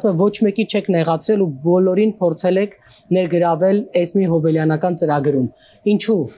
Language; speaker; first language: Armenian; native; Armenian